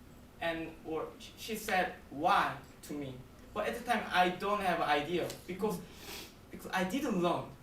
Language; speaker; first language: English; non-native, learner; Korean